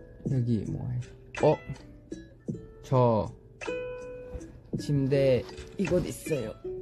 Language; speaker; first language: Korean; non-native, fluent; Thai